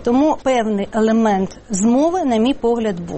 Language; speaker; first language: Ukrainian; native; Ukrainian